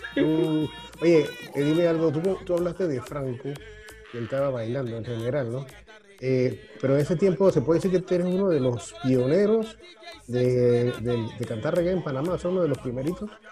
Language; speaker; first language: Spanish; native; Spanish